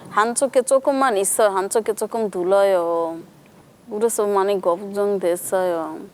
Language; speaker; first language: Korean; non-native, local second language; Bangla